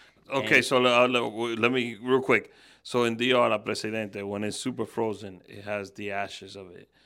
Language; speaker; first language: English; early bilingual, other home language; Spanish